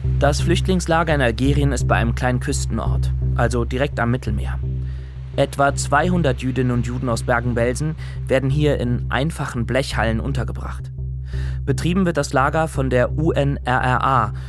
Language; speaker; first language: German; native; German